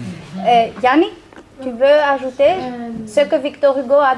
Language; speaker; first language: French; non-native, fluent; Greek